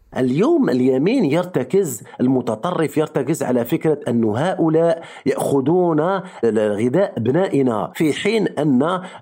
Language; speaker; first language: Arabic; native; Arabic